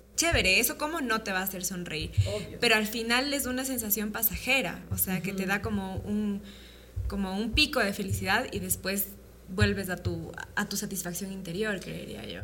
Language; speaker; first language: Spanish; native; Spanish